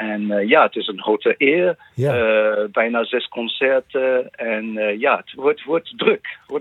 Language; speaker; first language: Dutch; non-native, fluent; English